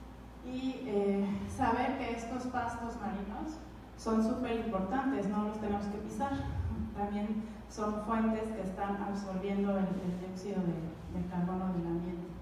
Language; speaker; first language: Spanish; native; Spanish